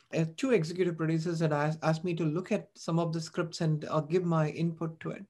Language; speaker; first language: English; non-native, local second language; Tamil